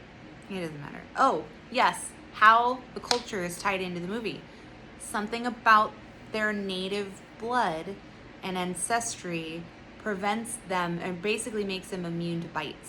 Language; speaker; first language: English; native; English